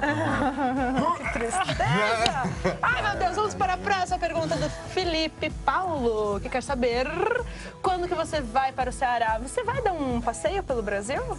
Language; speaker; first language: Portuguese; native; Portuguese